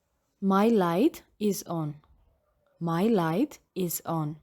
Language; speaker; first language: English; non-native, fluent; Amharic